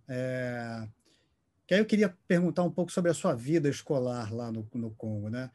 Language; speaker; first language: Portuguese; native; Portuguese